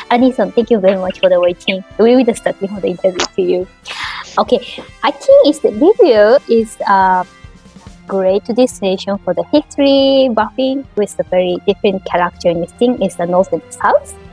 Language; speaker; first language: English; non-native, learner; Japanese